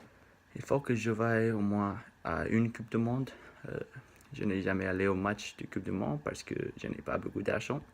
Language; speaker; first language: French; non-native, learner; Spanish